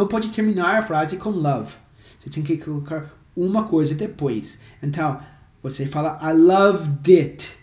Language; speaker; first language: Portuguese; non-native, fluent; English